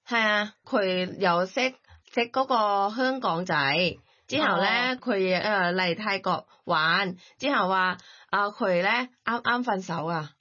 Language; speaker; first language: Cantonese; non-native, learner; Thai